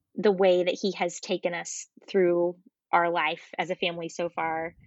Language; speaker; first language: English; native; English